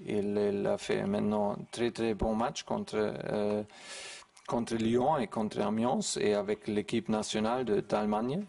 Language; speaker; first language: French; non-native, learner; German